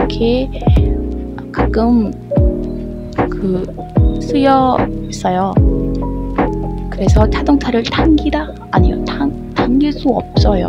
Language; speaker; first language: Korean; non-native, learner; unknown